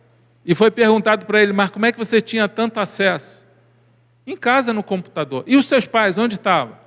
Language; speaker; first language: Portuguese; native; Portuguese